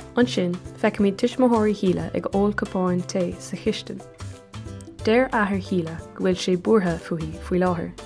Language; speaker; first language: Irish; non-native, local second language; English